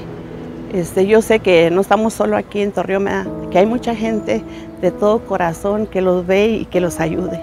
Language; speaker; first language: Spanish; non-native, local second language; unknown